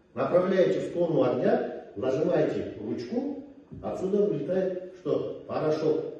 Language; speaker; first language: Russian; non-native, local second language; Kazakh